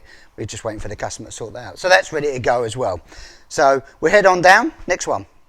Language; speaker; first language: English; native; English